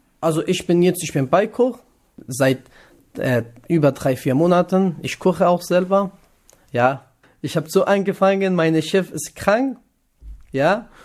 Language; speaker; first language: German; non-native, learner; Kurdish